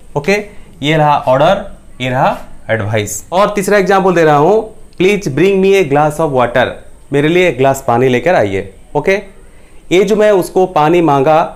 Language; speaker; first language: Hindi; non-native, local second language; Bangla